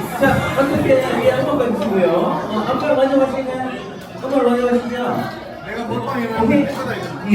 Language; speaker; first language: Korean; native; Korean